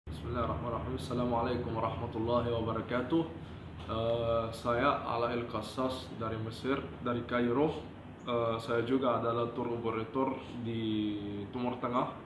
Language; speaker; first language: Indonesian; non-native, fluent; Arabic